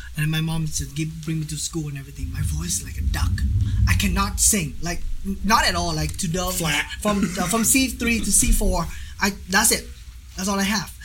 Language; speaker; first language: English; non-native, learner; Vietnamese